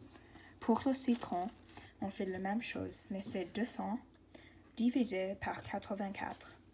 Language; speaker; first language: French; non-native, local second language; English